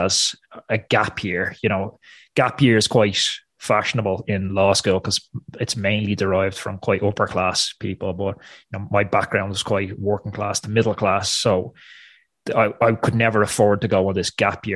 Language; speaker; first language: English; native; English